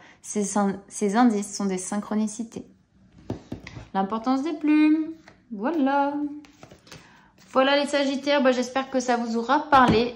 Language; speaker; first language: French; native; French